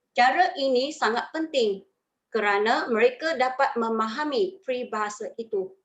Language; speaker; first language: Malay; non-native, local second language; Chinese